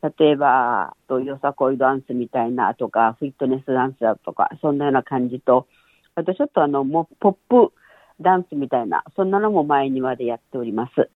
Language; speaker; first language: Japanese; native; Japanese